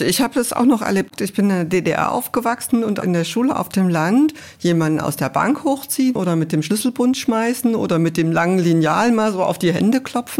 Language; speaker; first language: German; native; German